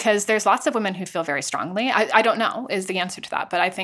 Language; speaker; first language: English; native; English